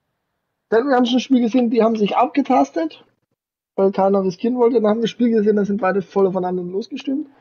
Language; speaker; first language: German; native; German